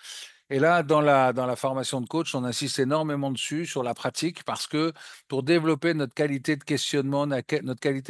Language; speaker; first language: French; native; French